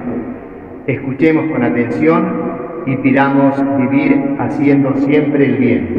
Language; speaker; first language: Spanish; native; Spanish